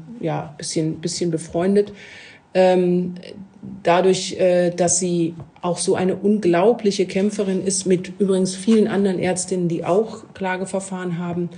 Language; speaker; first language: German; native; German